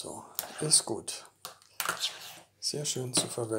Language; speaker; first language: German; native; German